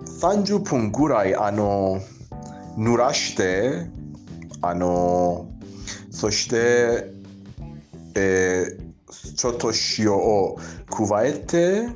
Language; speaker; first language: Japanese; non-native, learner; Persian